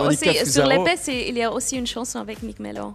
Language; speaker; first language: French; non-native, local second language; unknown